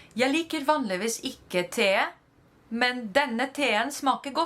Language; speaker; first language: Norwegian; non-native, fluent; Spanish